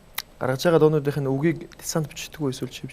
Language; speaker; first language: Mongolian; native; Mongolian